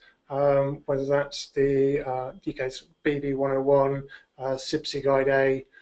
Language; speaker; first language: English; native; English